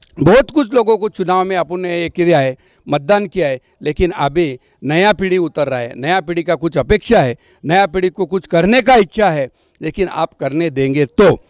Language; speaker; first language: Hindi; non-native, local second language; Lambadi